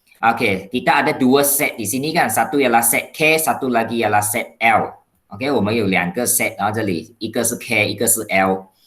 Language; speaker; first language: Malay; non-native, local second language; Chinese